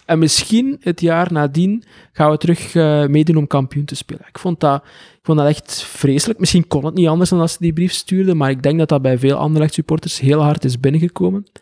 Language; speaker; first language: Dutch; native; Dutch